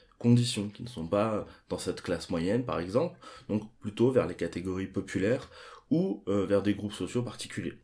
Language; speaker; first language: French; native; French